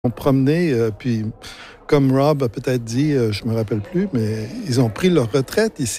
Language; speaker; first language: French; native; French